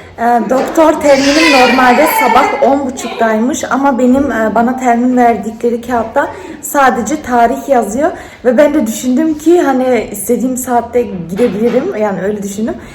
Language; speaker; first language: Turkish; early bilingual, heritage; Turkish